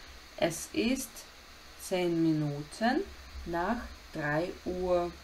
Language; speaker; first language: German; non-native, fluent; Ukrainian